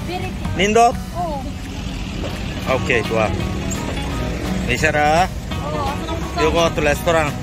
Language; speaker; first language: Korean; native; Korean